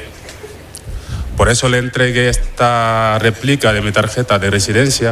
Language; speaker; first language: Spanish; non-native, fluent; Wolof